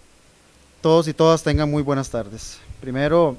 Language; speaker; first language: Spanish; native; Spanish